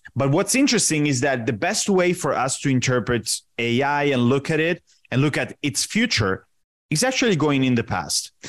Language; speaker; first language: English; non-native, fluent; Italian